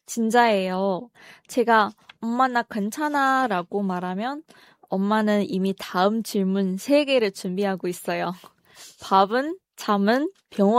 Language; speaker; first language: Korean; non-native, fluent; Chinese